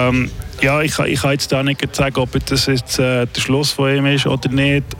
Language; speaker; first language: German; native; German